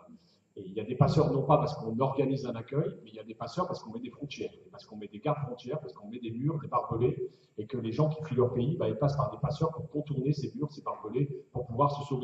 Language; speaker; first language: French; native; French